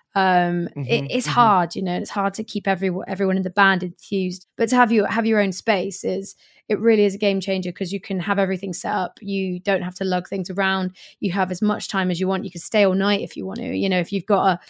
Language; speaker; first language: English; native; English